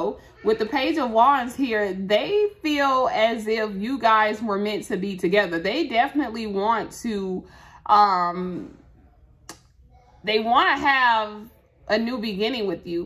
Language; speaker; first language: English; native; English